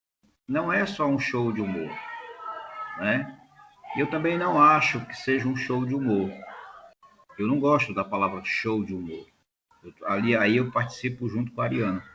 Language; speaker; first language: Portuguese; native; Portuguese